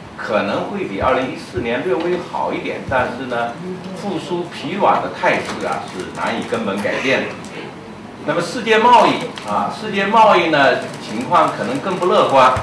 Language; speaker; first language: Chinese; native; Chinese